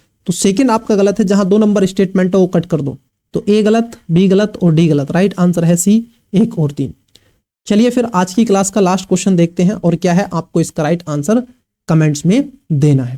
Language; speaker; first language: Hindi; native; Hindi